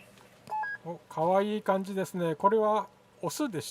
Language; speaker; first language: Japanese; native; Japanese